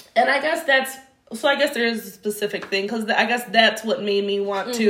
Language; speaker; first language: English; native; English